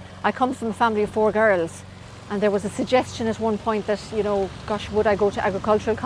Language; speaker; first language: English; native; English